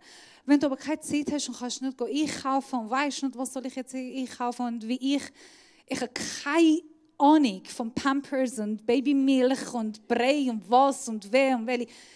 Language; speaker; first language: German; non-native, fluent; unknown